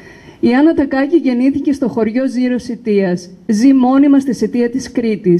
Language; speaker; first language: Greek; native; Greek